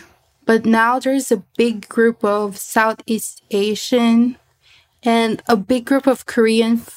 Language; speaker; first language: English; non-native, local second language; Filipino